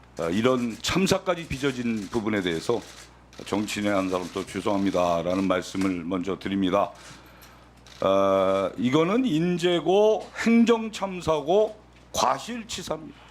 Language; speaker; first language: Korean; native; Korean